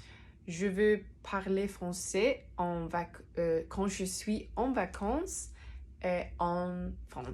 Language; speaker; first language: French; non-native, learner; Danish